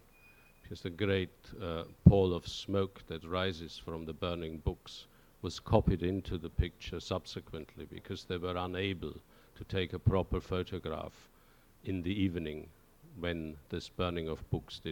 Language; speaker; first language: English; non-native, fluent; German